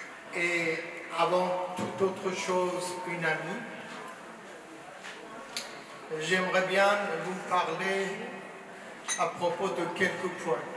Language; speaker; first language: French; non-native, fluent; Persian